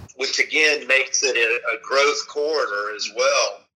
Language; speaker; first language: English; native; English